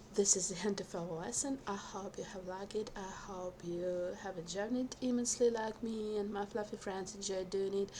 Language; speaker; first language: English; non-native, fluent; Ukrainian